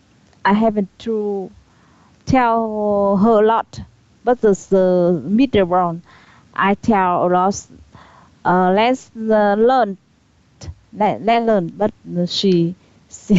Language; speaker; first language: English; non-native, learner; Vietnamese